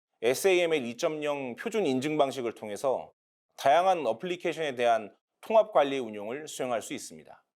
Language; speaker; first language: Korean; native; Korean